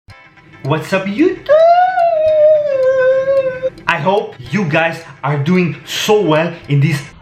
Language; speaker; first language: English; non-native, fluent; French